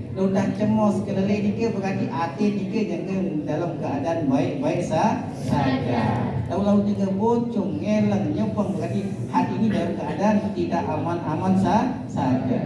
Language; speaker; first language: Malay; non-native, local second language; Sasak